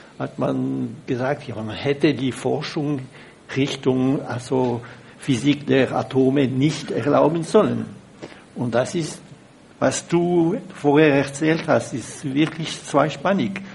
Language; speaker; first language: German; non-native, local second language; French